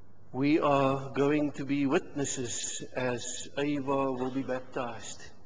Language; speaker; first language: English; non-native, local second language; Afrikaans